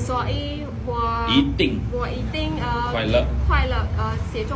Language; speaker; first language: Chinese; non-native, learner; Khmer